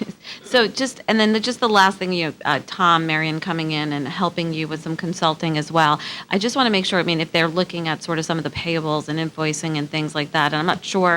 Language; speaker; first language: English; native; English